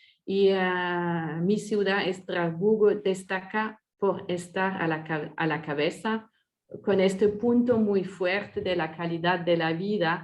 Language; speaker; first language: Spanish; non-native, fluent; French